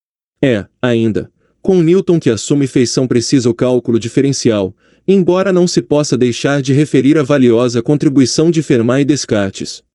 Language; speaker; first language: Portuguese; native; Portuguese